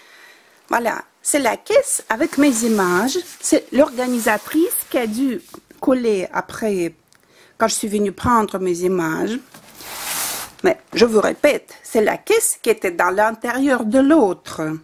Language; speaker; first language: French; non-native, fluent; Russian